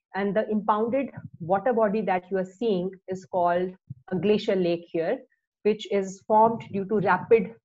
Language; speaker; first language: English; non-native, local second language; Hindi